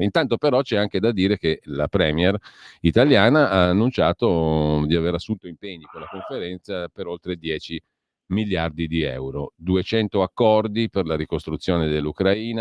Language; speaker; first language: Italian; native; Italian